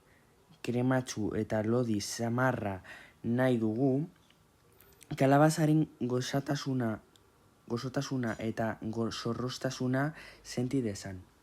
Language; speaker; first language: Basque; non-native, local second language; Spanish